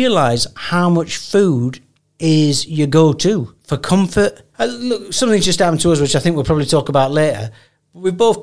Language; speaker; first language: English; native; English